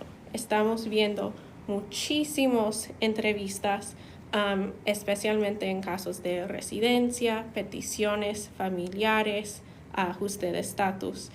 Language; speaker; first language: Spanish; non-native, fluent; English